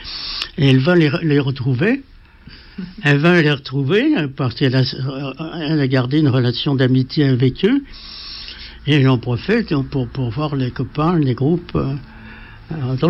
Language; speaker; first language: French; native; French